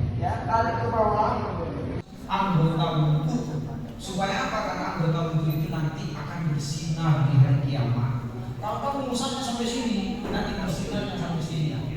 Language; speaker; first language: Indonesian; non-native, local second language; Madurese